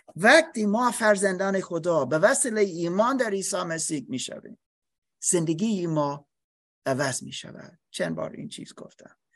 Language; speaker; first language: Persian; non-native, learner; English